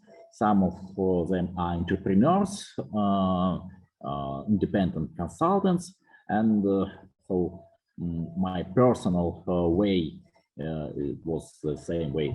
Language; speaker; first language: English; non-native, fluent; Russian